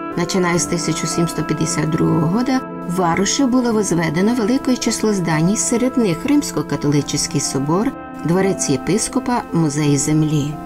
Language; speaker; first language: Ukrainian; native; Ukrainian